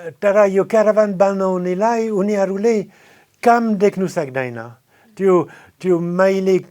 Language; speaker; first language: Nepali; non-native, fluent; French